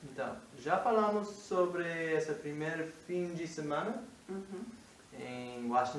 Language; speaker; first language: Portuguese; non-native, fluent; English